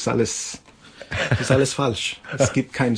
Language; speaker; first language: German; non-native, fluent; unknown